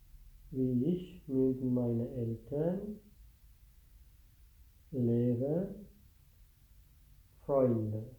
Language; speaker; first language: German; non-native, fluent; Sinhala